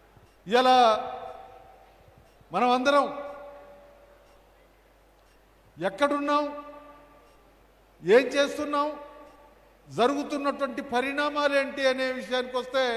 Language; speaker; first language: Telugu; native; Telugu